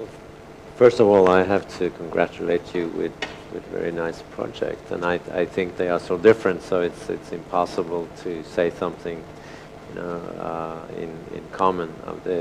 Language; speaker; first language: English; non-native, fluent; Norwegian